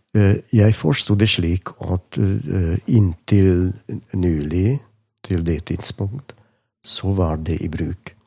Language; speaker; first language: Norwegian; non-native, fluent; Hungarian